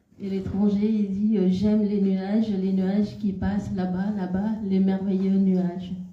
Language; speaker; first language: French; non-native, fluent; Khmer